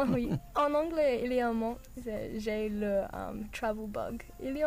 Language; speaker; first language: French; non-native, learner; English